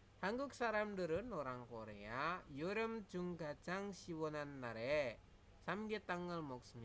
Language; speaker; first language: Korean; non-native, fluent; Indonesian